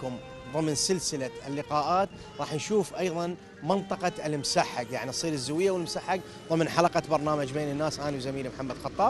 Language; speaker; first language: Arabic; native; Arabic